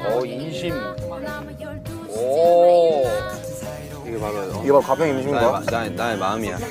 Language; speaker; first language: Korean; native; Korean